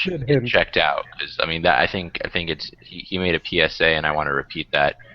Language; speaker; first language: English; native; English